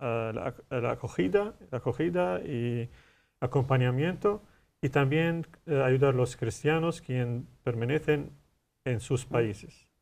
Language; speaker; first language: Spanish; non-native, learner; Arabic